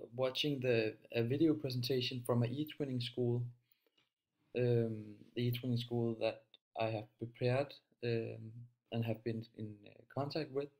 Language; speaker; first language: English; non-native, fluent; Danish